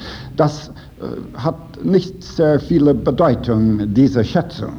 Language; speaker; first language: German; non-native, fluent; English